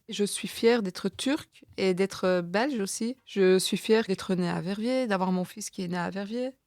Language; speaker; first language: French; early bilingual, other home language; Turkish